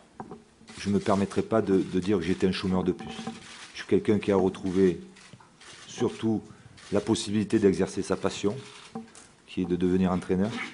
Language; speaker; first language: French; native; French